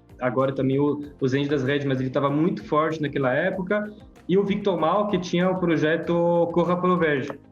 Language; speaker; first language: Portuguese; non-native, fluent; French